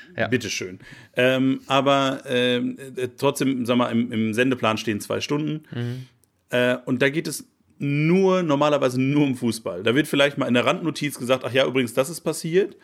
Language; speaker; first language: German; native; German